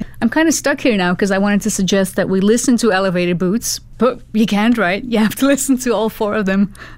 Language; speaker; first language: English; non-native, fluent; Dutch